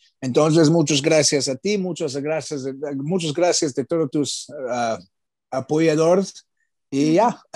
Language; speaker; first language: Spanish; non-native, learner; English